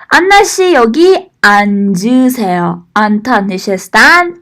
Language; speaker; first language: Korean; non-native, fluent; Persian